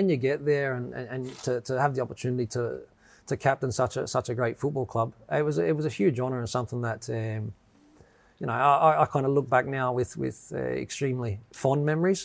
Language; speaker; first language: English; native; English